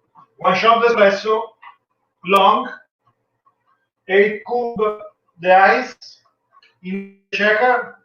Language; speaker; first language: English; non-native, learner; Italian